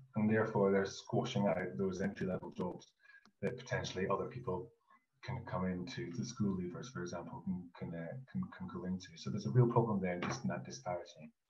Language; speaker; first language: English; native; English